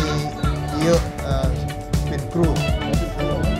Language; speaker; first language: Thai; non-native, learner; Filipino